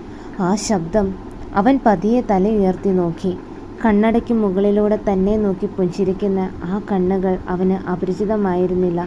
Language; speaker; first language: Malayalam; native; Malayalam